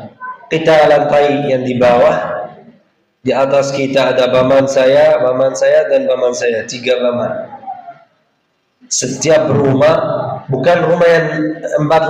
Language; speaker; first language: Indonesian; non-native, fluent; Arabic